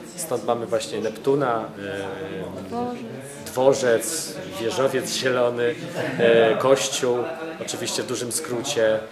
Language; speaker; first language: Polish; native; Polish